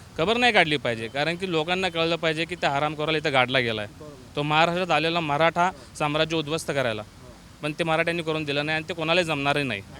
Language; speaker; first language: Marathi; native; Marathi